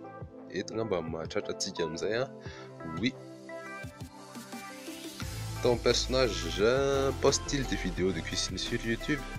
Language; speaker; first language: French; non-native, local second language; Malagasy